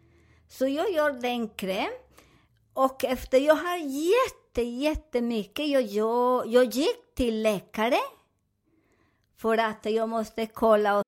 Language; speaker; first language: Swedish; non-native, learner; Spanish